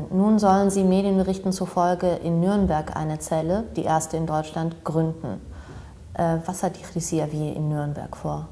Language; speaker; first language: German; native; German